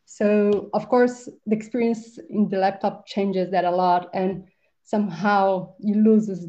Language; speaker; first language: English; non-native, fluent; Portuguese